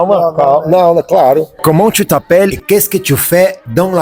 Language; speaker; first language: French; non-native, fluent; Portuguese